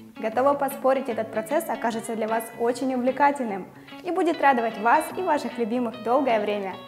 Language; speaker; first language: Russian; native; Russian